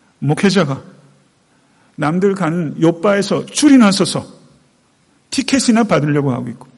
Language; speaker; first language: Korean; native; Korean